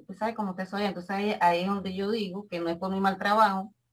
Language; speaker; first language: Spanish; native; Spanish